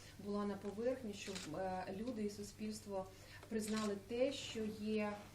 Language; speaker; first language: Ukrainian; non-native, learner; German